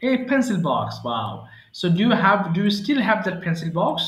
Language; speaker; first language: English; non-native, fluent; Bangla